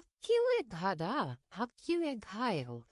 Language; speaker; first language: Korean; non-native, fluent; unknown